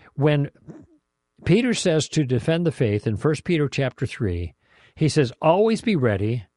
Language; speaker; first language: English; native; English